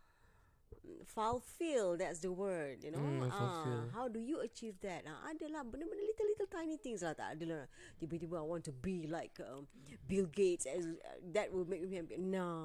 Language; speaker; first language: English; non-native, local second language; Malay